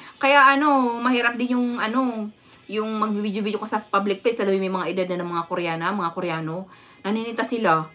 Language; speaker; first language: Filipino; non-native, local second language; Cebuano